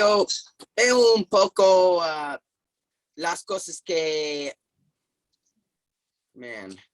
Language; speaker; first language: Spanish; non-native, fluent; English